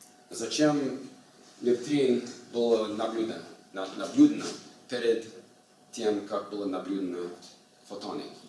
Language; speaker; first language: Russian; non-native, learner; English